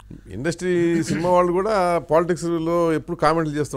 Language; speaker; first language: Telugu; native; Telugu